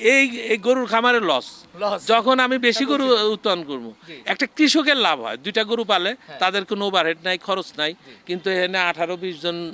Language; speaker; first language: Bangla; native; Bangla